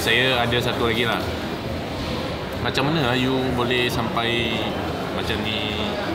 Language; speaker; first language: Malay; non-native, local second language; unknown